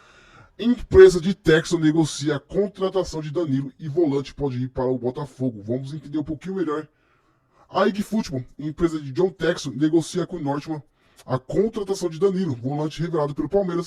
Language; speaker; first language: Portuguese; native; Portuguese